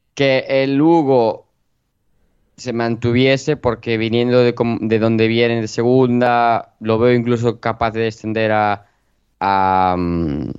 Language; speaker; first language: Spanish; native; Spanish